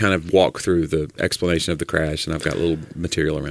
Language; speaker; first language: English; native; English